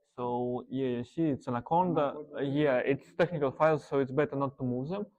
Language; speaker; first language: English; non-native, learner; Russian